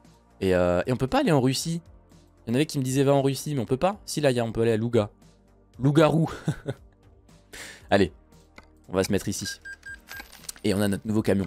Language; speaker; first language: French; native; French